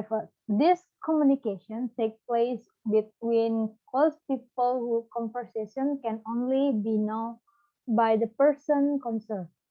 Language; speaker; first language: English; non-native, learner; Balinese